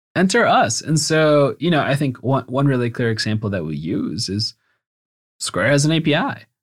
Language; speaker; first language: English; early bilingual, other home language; Spanish